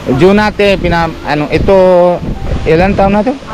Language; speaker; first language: Filipino; non-native, learner; Punjabi